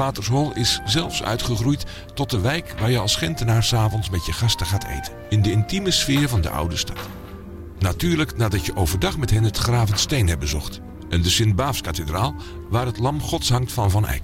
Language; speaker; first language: Dutch; native; Dutch